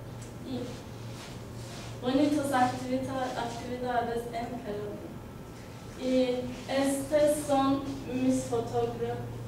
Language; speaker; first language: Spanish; non-native, learner; Turkish